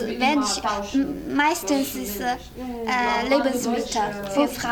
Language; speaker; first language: German; non-native, learner; Chinese